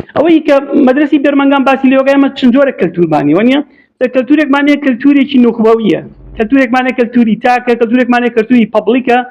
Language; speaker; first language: Central Kurdish; non-native, local second language; Gurani